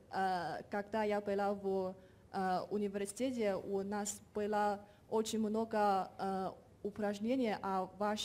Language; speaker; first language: Russian; non-native, fluent; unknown